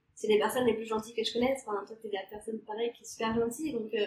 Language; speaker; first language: French; native; French